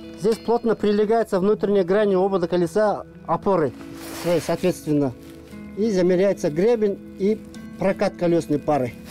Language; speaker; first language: Russian; non-native, local second language; Kazakh